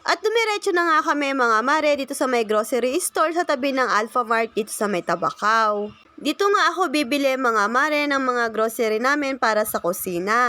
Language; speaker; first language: Filipino; native; Filipino